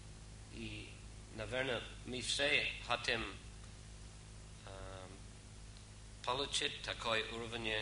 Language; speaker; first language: Russian; non-native, fluent; English